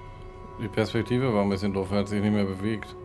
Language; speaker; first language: German; native; German